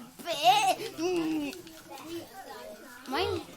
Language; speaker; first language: Welsh; non-native, local second language; English